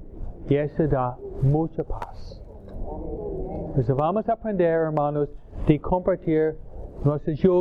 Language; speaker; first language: Spanish; non-native, fluent; English